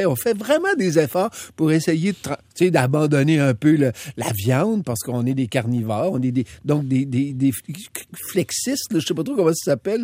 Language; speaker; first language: French; native; French